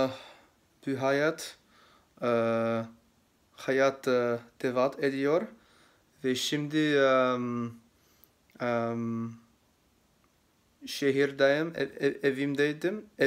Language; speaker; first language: Turkish; non-native, learner; English